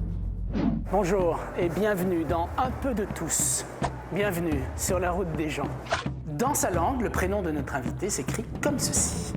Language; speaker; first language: French; native; French